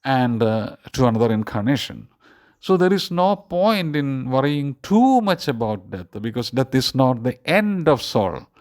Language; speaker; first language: English; non-native, local second language; Malayalam